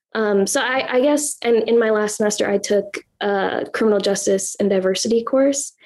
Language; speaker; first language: English; native; English